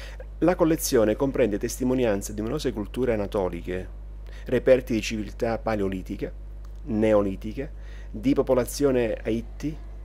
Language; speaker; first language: Italian; native; Italian